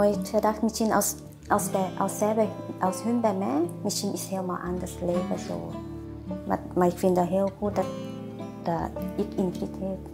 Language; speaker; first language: Dutch; non-native, learner; Thai